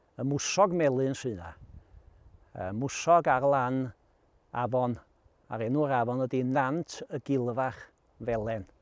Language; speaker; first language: Welsh; native; Welsh